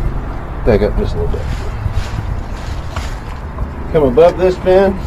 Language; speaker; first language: English; native; English